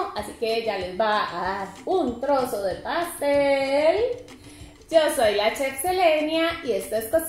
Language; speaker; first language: Spanish; native; Spanish